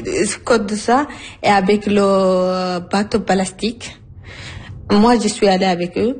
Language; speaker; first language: French; non-native, learner; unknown